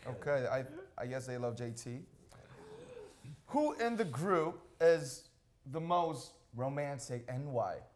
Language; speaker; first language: English; non-native, fluent; Korean